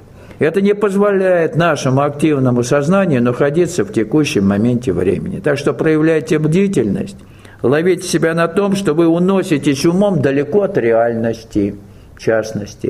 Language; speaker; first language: Russian; native; Russian